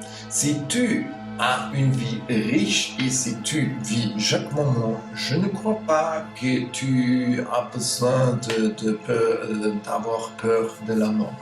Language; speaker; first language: French; non-native, learner; German